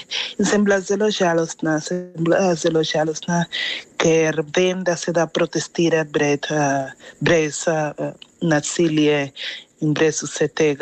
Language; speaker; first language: Slovenian; non-native, fluent; Spanish